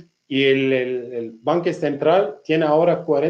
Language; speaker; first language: Spanish; non-native, fluent; Kurdish